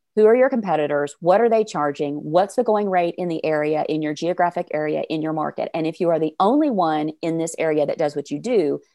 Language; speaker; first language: English; native; English